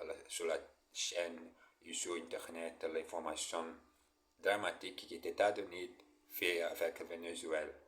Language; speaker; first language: French; non-native, learner; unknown